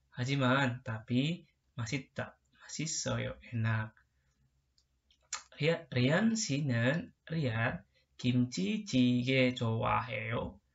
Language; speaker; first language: Korean; non-native, learner; Indonesian